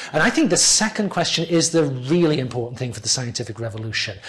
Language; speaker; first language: English; native; English